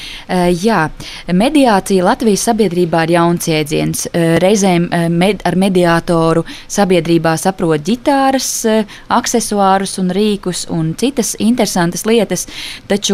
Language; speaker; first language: Latvian; native; Latvian